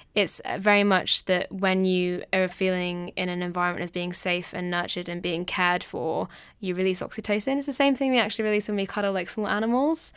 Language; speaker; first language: English; native; English